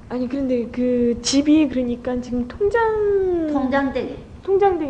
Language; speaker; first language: Korean; native; Korean